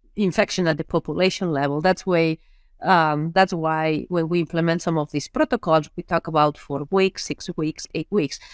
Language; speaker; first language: English; non-native, fluent; Spanish